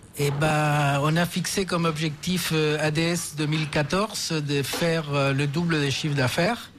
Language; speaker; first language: French; non-native, fluent; Spanish